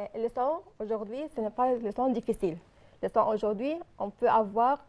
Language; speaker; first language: French; non-native, fluent; Arabic